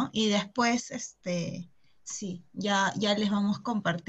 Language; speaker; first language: Spanish; native; Spanish